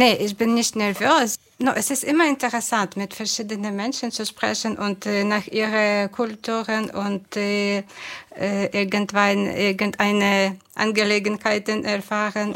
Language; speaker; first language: German; non-native, fluent; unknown